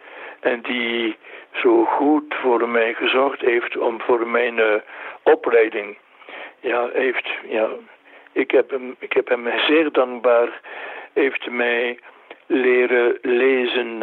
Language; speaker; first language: Dutch; non-native, local second language; French